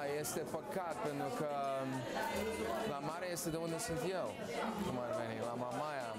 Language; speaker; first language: Romanian; early bilingual, heritage; Romanian